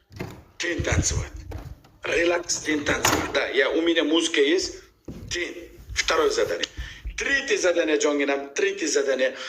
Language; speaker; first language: Russian; non-native, learner; Uzbek